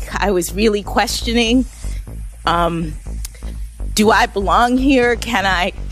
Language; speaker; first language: English; native; English